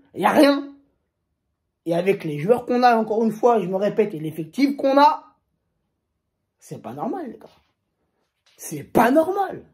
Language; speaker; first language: French; native; French